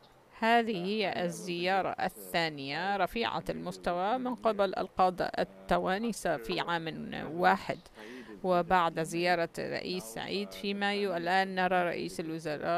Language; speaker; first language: Arabic; non-native, fluent; Chinese